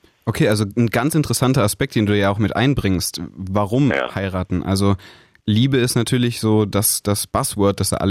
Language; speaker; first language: German; native; German